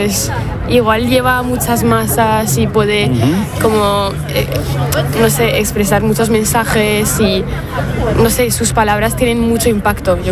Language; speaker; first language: Spanish; non-native, fluent; French